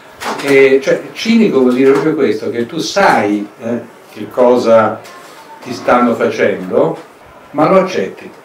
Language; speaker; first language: Italian; native; Italian